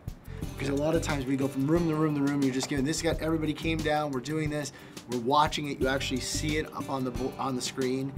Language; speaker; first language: English; native; English